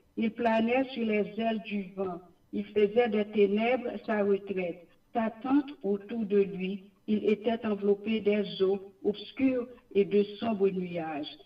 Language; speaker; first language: French; non-native, local second language; Haitian Creole